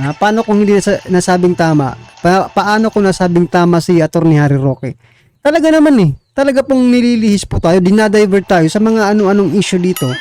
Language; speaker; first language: Filipino; non-native, local second language; Waray